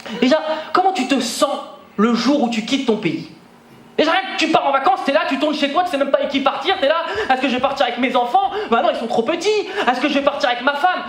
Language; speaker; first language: French; native; French